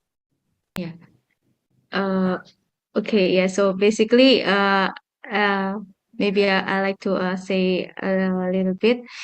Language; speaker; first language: English; non-native, fluent; Indonesian